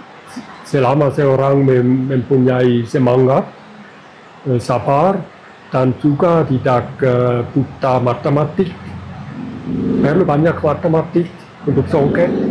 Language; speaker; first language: Indonesian; non-native, fluent; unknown